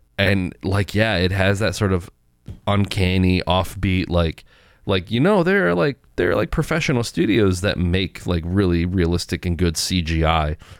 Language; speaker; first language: English; native; English